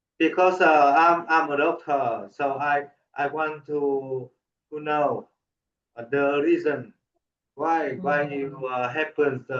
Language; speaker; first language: English; non-native, learner; Vietnamese